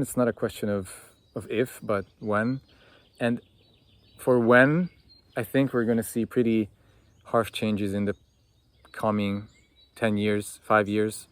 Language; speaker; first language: English; non-native, fluent; Hungarian